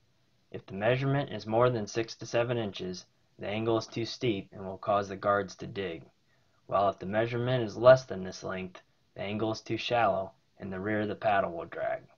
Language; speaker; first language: English; native; English